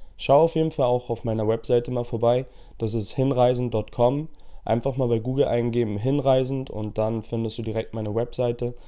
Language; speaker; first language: German; native; German